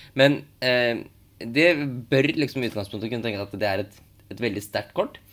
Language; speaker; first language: Norwegian; native; Norwegian